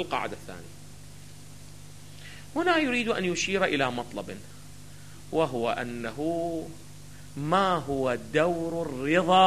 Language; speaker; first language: Arabic; native; Arabic